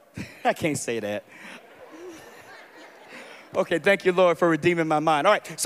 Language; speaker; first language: English; native; English